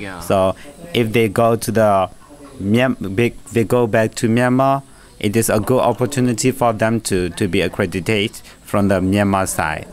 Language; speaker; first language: English; non-native, learner; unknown